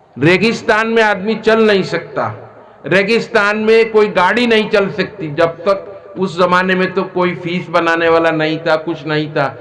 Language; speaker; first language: Urdu; non-native, local second language; Assamese